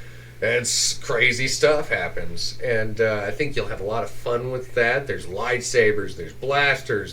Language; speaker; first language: English; native; English